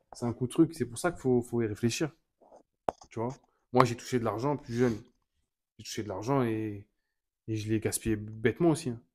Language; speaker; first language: French; native; French